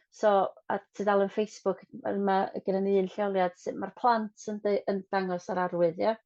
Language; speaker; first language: Welsh; non-native, local second language; English